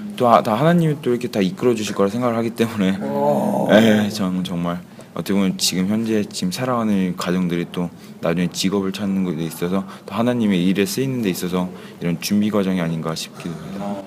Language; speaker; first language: Korean; early bilingual, heritage; Korean